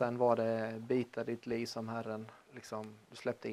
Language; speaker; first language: Swedish; native; Swedish